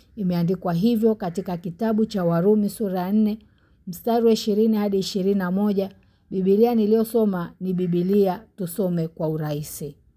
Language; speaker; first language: Swahili; native; Swahili